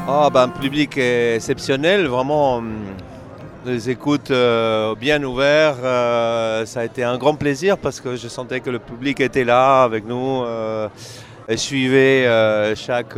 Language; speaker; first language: French; non-native, fluent; Spanish